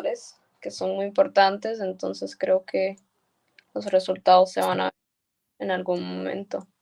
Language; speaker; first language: Spanish; early bilingual, heritage; Spanish